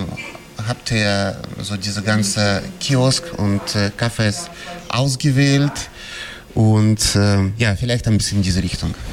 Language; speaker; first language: German; non-native, fluent; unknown